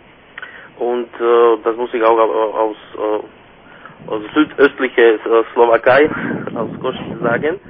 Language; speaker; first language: German; non-native, fluent; Slovak